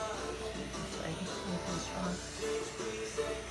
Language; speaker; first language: English; native; English